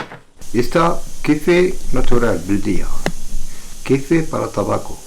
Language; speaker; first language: Spanish; non-native, learner; Arabic